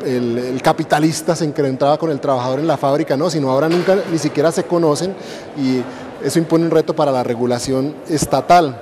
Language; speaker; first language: Spanish; native; Spanish